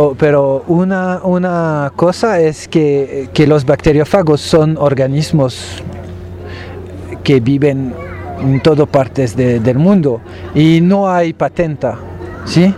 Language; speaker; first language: Spanish; non-native, learner; French